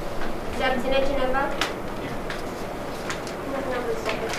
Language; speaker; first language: Romanian; native; Romanian